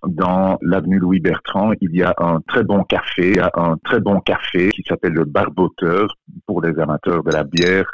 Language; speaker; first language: French; non-native, local second language; Dutch